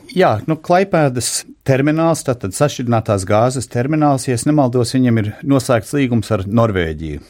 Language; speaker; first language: Latvian; early bilingual, heritage; Latvian